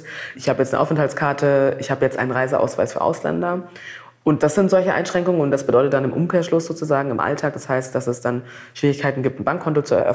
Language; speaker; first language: German; native; German